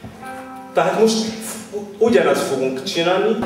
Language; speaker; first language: Hungarian; non-native, fluent; Arabic